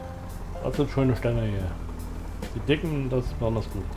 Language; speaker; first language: German; native; German